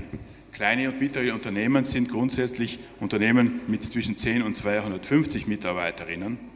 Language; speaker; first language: German; native; German